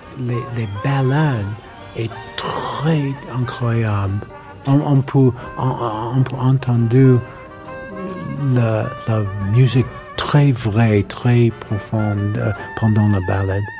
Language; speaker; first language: French; non-native, learner; English